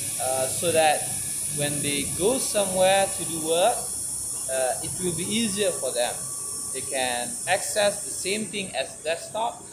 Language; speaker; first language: English; non-native, learner; Malay